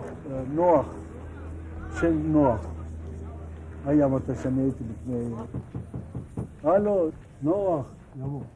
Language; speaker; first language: Hebrew; non-native, fluent; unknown